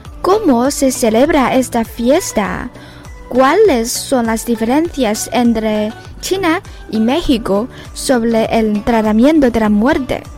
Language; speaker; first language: Spanish; non-native, fluent; Chinese